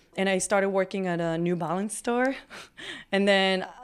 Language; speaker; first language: English; non-native, fluent; Hebrew